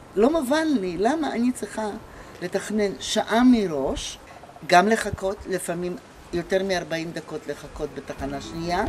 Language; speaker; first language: Hebrew; native; Hebrew